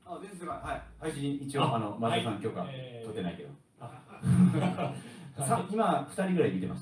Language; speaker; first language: Japanese; native; Japanese